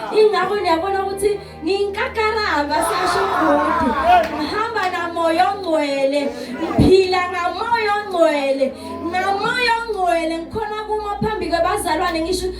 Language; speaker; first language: Zulu; non-native, local second language; Swati